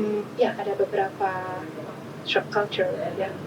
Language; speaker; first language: Indonesian; non-native, learner; Malagasy